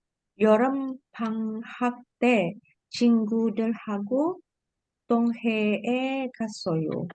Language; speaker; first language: Korean; non-native, learner; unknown